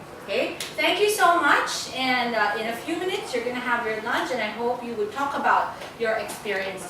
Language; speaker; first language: English; non-native, fluent; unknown